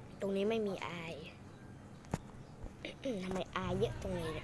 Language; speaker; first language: Thai; native; Thai